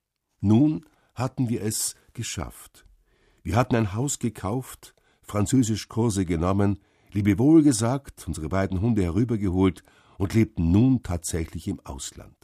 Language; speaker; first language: German; native; German